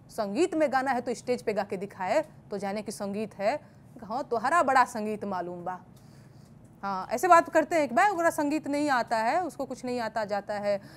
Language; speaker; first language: Hindi; native; Hindi